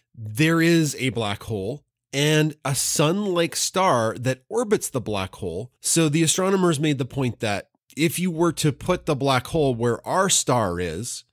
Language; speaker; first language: English; native; English